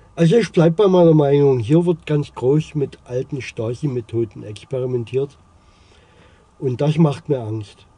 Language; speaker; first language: German; native; German